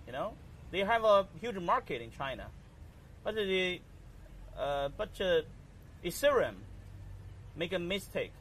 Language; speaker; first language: English; non-native, learner; Chinese